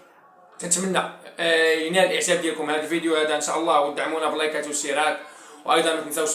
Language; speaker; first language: Arabic; native; Arabic